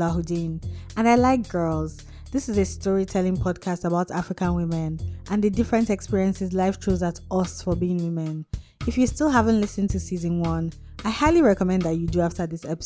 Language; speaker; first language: English; non-native, local second language; Hausa